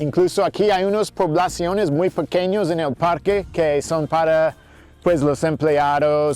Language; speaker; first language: Spanish; non-native, fluent; English